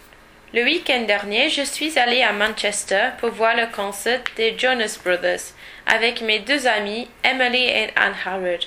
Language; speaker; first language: French; non-native, learner; English